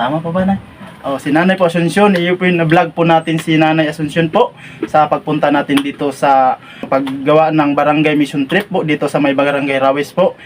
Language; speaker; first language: Filipino; non-native, local second language; Waray